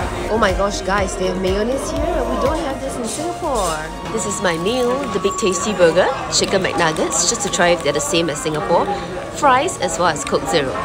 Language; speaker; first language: English; non-native, local second language; Chinese